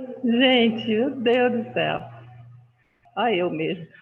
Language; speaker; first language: Portuguese; native; Portuguese